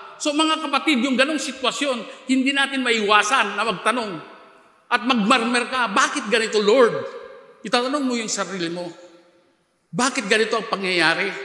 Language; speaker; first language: Filipino; non-native, local second language; Iloko